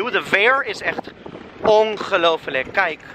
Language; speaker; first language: Dutch; non-native, fluent; English